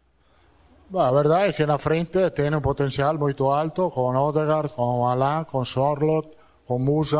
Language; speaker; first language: Portuguese; non-native, fluent; Italian